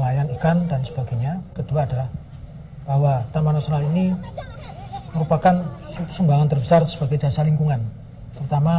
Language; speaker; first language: Indonesian; native; Indonesian